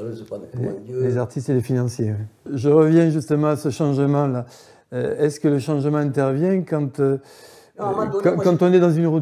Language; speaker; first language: French; native; French